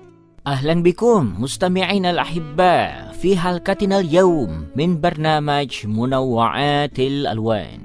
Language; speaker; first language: Arabic; non-native, fluent; Indonesian